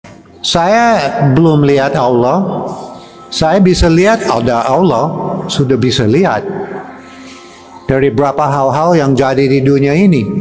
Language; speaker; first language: Indonesian; non-native, fluent; English